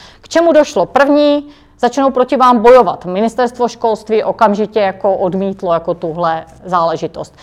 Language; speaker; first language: Czech; native; Czech